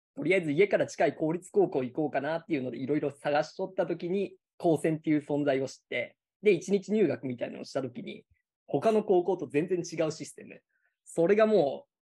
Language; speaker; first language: Japanese; native; Japanese